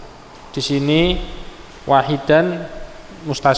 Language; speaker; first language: Arabic; non-native, learner; Indonesian